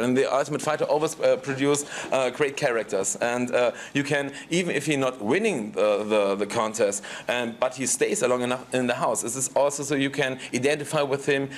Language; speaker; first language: English; non-native, fluent; German